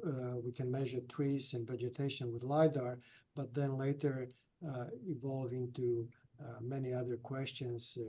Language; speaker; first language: English; non-native, fluent; Romanian